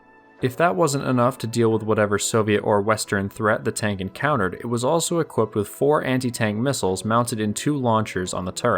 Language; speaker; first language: English; native; English